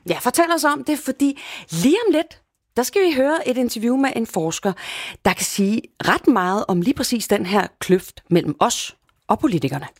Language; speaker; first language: Danish; native; Danish